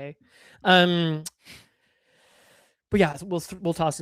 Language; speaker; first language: English; native; English